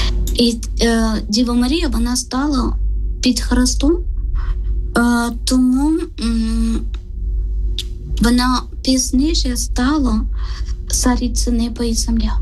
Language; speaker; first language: Ukrainian; non-native, learner; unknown